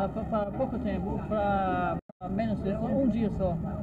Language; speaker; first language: Portuguese; non-native, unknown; English